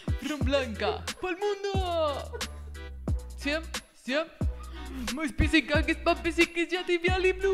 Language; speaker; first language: Russian; non-native, learner; Spanish